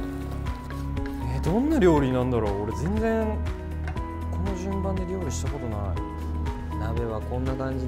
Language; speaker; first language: Japanese; native; Japanese